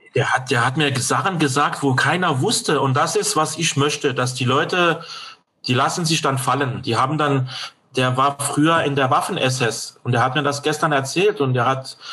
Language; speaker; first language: German; non-native, fluent; French